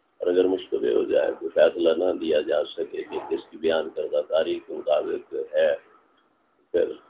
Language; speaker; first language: Urdu; non-native, local second language; Punjabi